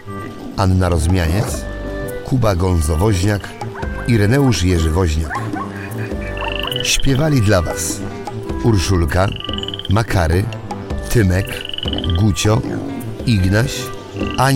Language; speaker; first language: Polish; native; Polish